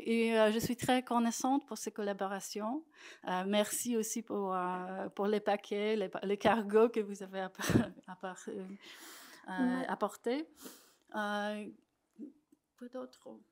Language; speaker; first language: French; non-native, fluent; Polish